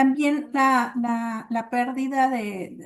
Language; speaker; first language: Spanish; native; Spanish